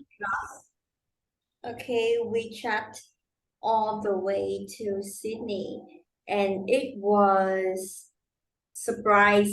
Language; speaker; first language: English; non-native, learner; Vietnamese